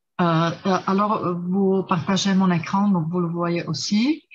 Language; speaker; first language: French; non-native, fluent; Czech